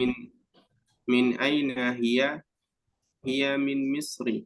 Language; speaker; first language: Arabic; non-native, learner; Indonesian